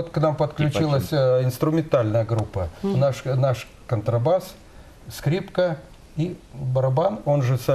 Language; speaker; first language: Russian; native; Russian